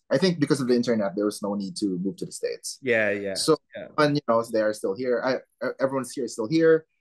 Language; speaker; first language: English; non-native, local second language; Filipino